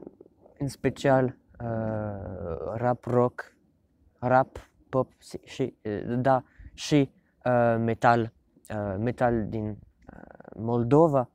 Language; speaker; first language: Romanian; non-native, learner; French